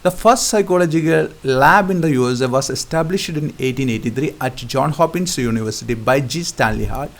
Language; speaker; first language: English; non-native, local second language; Malayalam